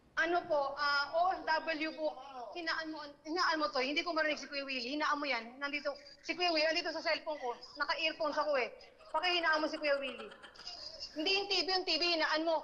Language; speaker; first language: Filipino; native; Filipino